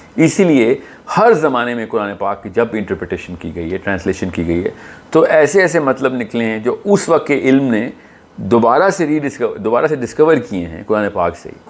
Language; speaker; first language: Urdu; native; Urdu